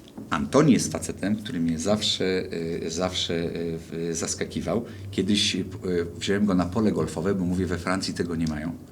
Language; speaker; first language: Polish; native; Polish